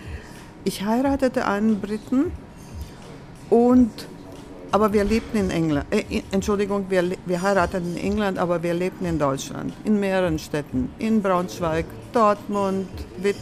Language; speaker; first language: German; early bilingual, other home language; Latvian